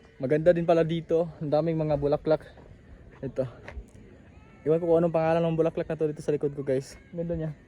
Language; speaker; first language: Filipino; non-native, local second language; Cebuano